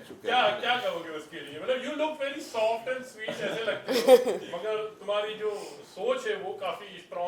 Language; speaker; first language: Hindi; native; Hindi